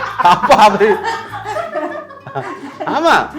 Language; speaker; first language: Tamil; non-native, learner; Malayalam